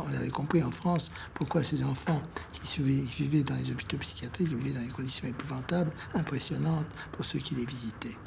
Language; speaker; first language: French; native; French